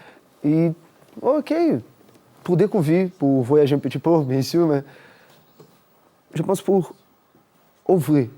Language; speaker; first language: French; non-native, fluent; Portuguese